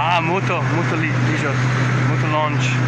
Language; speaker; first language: Portuguese; non-native, learner; English